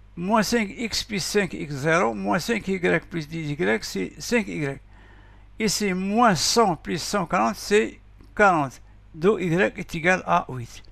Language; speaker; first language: French; non-native, local second language; Arabic